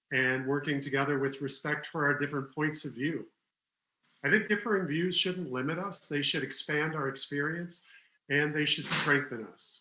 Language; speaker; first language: English; native; English